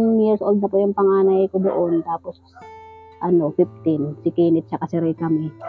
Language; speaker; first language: Filipino; native; Filipino